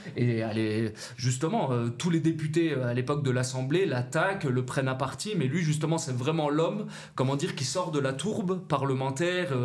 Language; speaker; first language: French; native; French